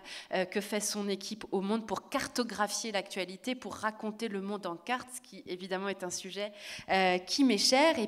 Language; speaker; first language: French; native; French